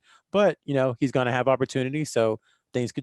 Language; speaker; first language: English; native; English